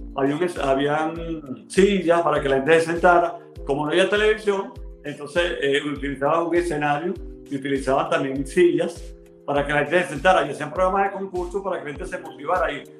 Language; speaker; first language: Spanish; native; Spanish